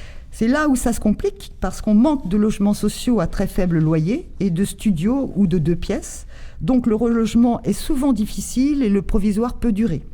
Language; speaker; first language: French; native; French